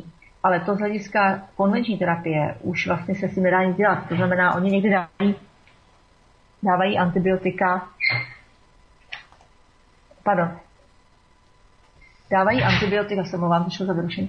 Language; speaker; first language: Czech; native; Czech